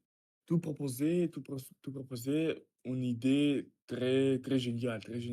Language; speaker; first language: French; non-native, learner; Russian